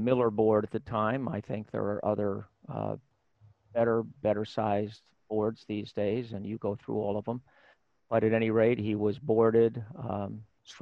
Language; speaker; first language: English; native; English